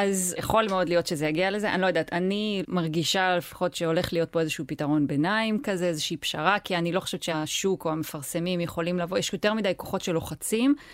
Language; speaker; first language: Hebrew; native; Hebrew